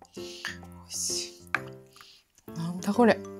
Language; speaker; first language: Japanese; native; Japanese